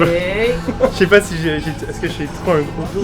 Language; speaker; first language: French; native; French